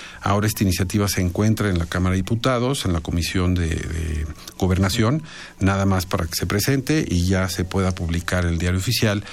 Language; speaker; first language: Spanish; native; Spanish